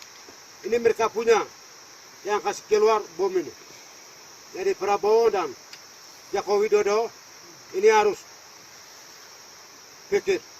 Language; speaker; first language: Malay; non-native, local second language; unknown